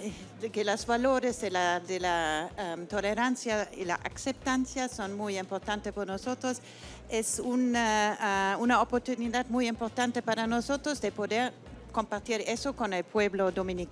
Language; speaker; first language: Spanish; non-native, fluent; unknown